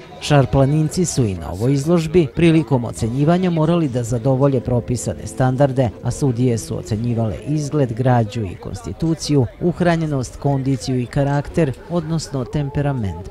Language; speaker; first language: Serbian; native; Serbian